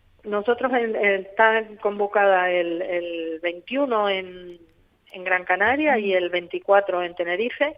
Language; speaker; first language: Spanish; native; Spanish